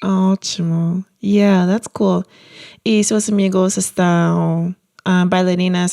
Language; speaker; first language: Portuguese; non-native, learner; English